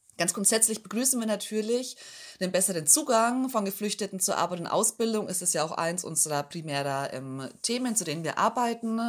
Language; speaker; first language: German; native; German